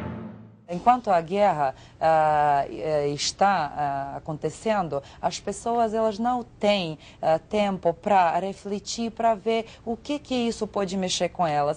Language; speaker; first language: Portuguese; non-native, fluent; Serbian